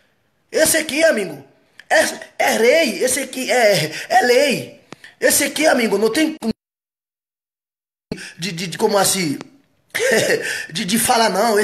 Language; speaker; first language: Portuguese; non-native, fluent; Haitian Creole